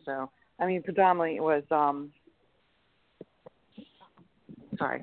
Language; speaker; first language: English; native; English